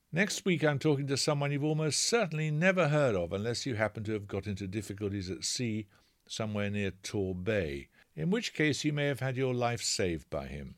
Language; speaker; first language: English; native; English